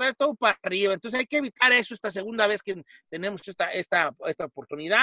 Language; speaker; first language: Spanish; native; Spanish